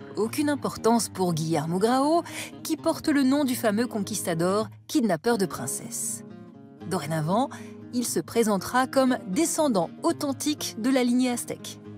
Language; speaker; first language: French; native; French